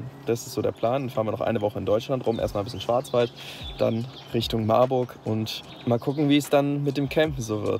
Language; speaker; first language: German; native; German